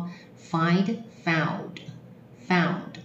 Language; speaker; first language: English; non-native, fluent; Chinese